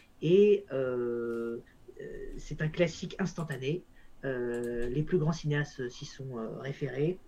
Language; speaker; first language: French; native; French